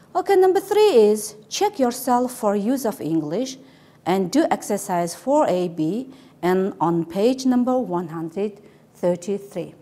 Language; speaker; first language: English; non-native, learner; Mongolian